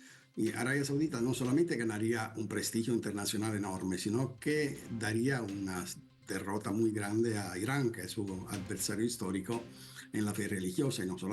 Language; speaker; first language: Spanish; non-native, fluent; Italian